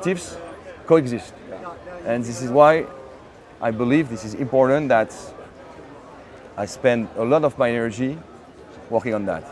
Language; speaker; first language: English; non-native, fluent; French